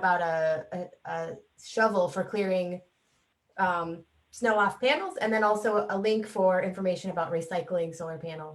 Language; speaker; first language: English; native; English